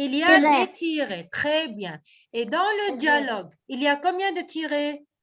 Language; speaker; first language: French; native; French